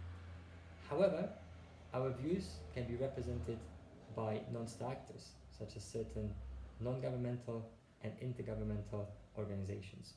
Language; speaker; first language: English; non-native, fluent; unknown